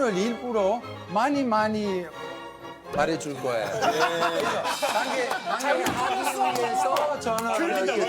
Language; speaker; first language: Korean; non-native, learner; Italian